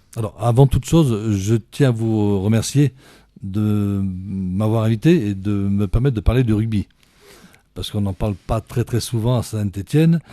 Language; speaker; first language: French; native; French